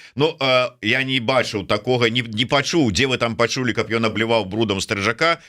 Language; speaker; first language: Belarusian; native; Belarusian